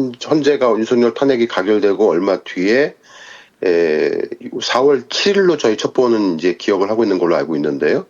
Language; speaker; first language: Korean; native; Korean